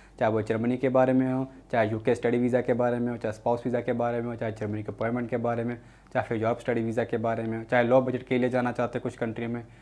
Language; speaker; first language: Hindi; native; Hindi